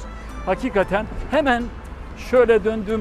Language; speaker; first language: Turkish; native; Turkish